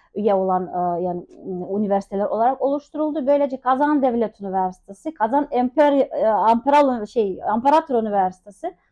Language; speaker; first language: Turkish; non-native, fluent; Russian